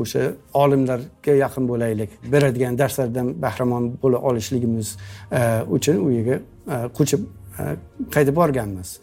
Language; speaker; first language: Uzbek; non-native, fluent; English